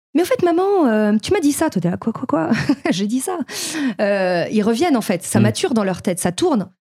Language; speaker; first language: French; native; French